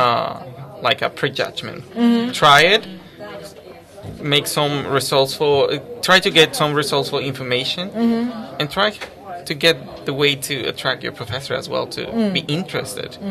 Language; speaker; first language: English; non-native, fluent; Spanish